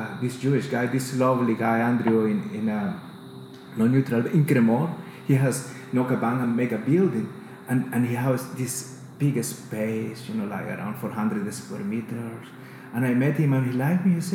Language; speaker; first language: English; non-native, fluent; Spanish